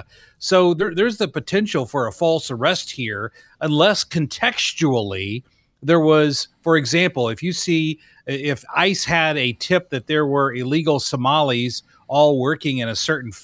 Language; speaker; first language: English; native; English